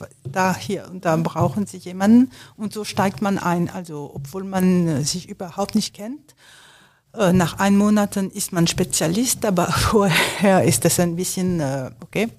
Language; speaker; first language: German; non-native, fluent; French